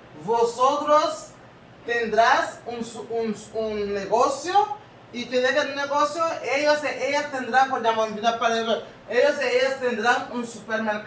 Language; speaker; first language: Spanish; non-native, learner; Haitian Creole